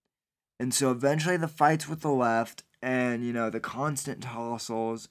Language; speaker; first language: English; native; English